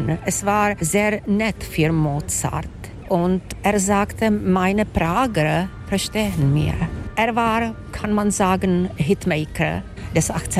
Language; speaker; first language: German; non-native, fluent; Czech